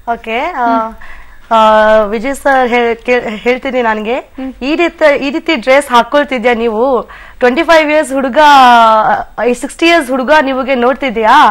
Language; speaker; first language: Kannada; non-native, local second language; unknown